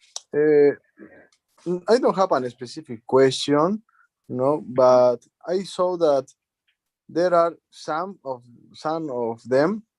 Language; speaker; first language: English; non-native, learner; Spanish